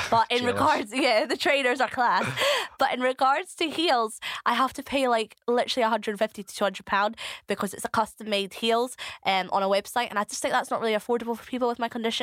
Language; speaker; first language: English; native; English